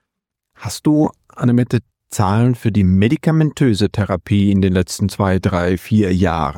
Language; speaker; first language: German; native; German